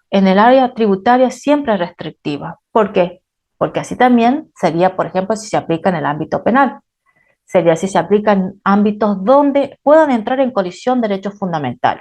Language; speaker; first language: Spanish; native; Spanish